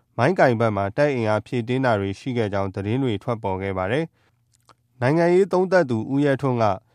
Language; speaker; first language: Burmese; native; Burmese